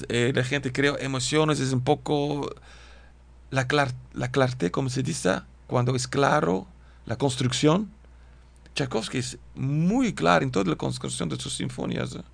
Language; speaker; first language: Spanish; non-native, learner; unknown